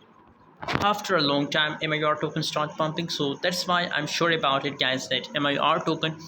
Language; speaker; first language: English; non-native, fluent; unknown